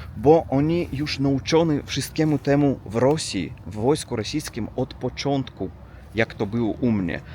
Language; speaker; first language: Polish; non-native, learner; Russian